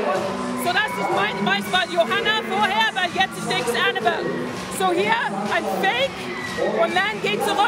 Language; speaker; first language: German; non-native, fluent; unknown